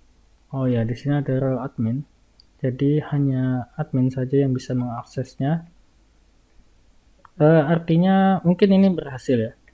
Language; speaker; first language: Indonesian; native; Indonesian